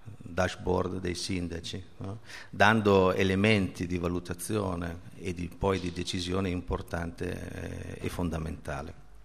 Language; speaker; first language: Italian; native; Italian